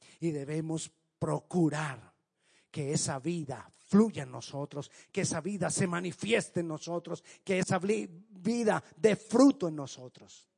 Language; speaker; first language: Spanish; native; Spanish